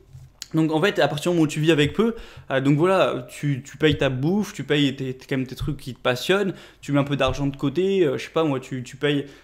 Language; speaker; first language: French; native; French